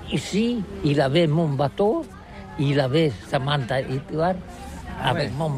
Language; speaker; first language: French; non-native, learner; Catalan